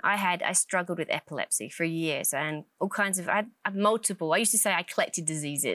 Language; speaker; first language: English; native; English